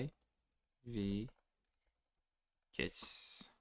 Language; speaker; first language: German; non-native, learner; Portuguese